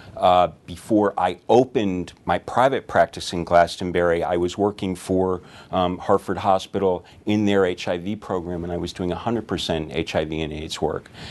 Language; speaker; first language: English; native; English